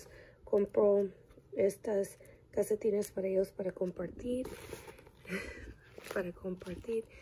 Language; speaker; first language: Spanish; early bilingual, heritage; English